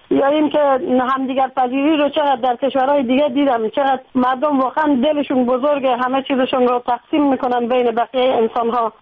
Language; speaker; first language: Persian; native; Persian